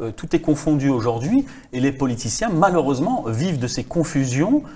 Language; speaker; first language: French; native; French